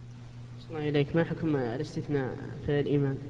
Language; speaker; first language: Arabic; native; Arabic